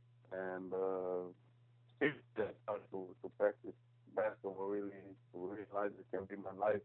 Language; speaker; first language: English; non-native, fluent; Slovenian